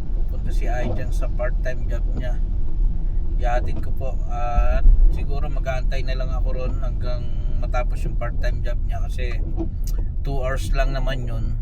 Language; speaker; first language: Filipino; native; Filipino